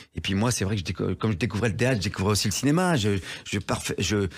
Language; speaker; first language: French; native; French